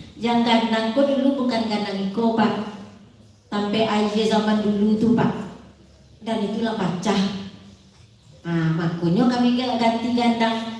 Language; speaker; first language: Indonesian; non-native, local second language; Minangkabau